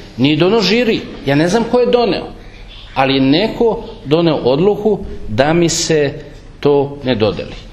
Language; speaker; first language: Serbian; native; Serbian